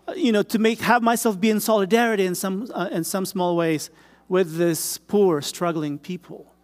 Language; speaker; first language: English; non-native, local second language; Filipino